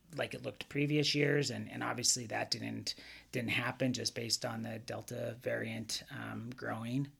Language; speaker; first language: English; native; English